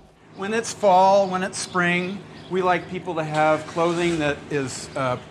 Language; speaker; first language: English; native; English